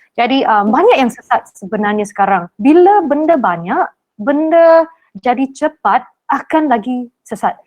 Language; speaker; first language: Malay; non-native, local second language; Min Nan Chinese